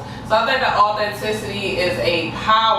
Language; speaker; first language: English; native; English